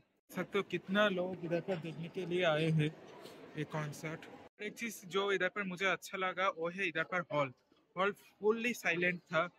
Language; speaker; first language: Hindi; non-native, local second language; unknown